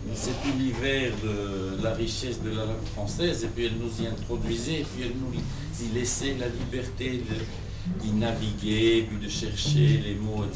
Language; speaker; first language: French; non-native, fluent; Georgian